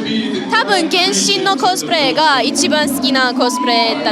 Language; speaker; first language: Japanese; non-native, learner; Georgian